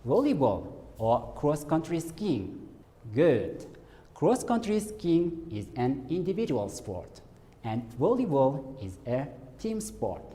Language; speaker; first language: English; non-native, fluent; Kazakh